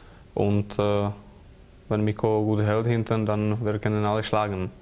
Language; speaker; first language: German; non-native, fluent; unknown